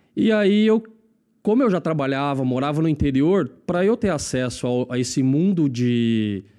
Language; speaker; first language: Portuguese; native; Portuguese